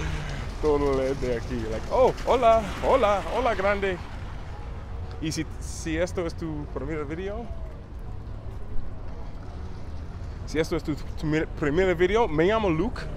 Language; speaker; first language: Spanish; non-native, learner; English